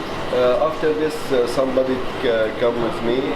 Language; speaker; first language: English; non-native, learner; Arabic